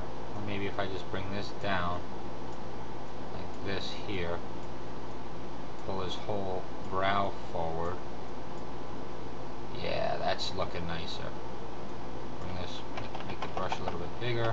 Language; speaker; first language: English; native; English